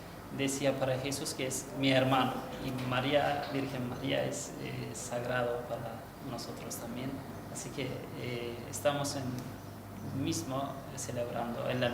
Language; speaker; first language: Spanish; non-native, learner; Turkish